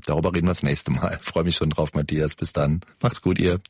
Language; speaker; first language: German; native; German